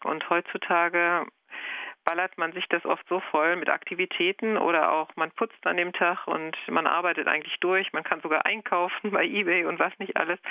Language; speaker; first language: German; native; German